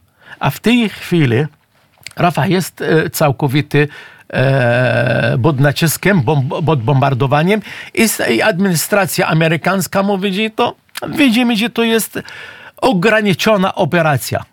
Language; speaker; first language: Polish; non-native, fluent; Arabic